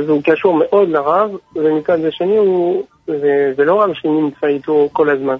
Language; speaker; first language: Hebrew; non-native, fluent; French